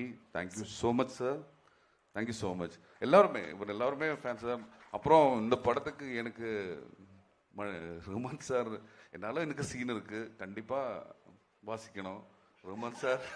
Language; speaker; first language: Tamil; non-native, learner; Malayalam